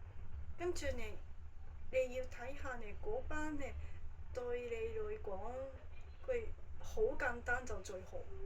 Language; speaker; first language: Cantonese; non-native, fluent; Japanese